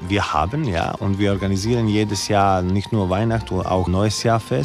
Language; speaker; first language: German; non-native, learner; Croatian